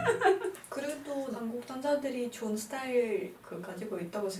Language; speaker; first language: Korean; non-native, fluent; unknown